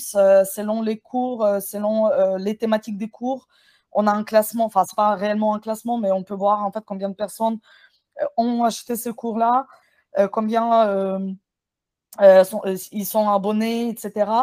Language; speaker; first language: French; non-native, fluent; Ukrainian